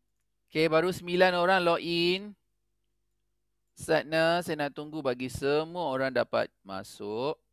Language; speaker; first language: Malay; native; Malay